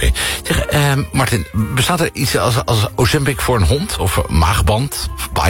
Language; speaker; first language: Dutch; native; Dutch